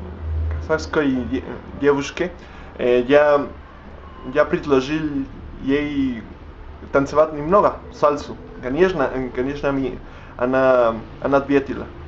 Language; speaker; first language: Russian; non-native, learner; Spanish